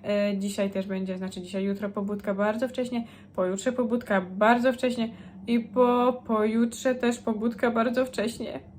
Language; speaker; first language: Polish; native; Polish